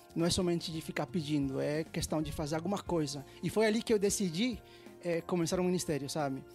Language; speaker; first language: Portuguese; non-native, fluent; Spanish